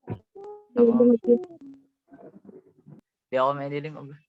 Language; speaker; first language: Turkish; non-native, learner; Indonesian